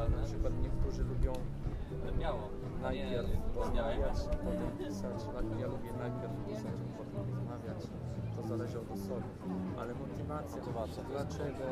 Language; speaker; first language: Polish; non-native, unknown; Italian